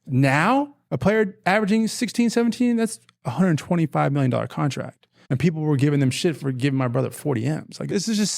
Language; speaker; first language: English; native; English